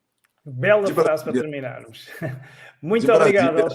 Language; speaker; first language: Portuguese; native; Portuguese